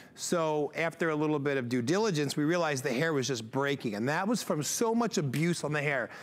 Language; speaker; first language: English; native; English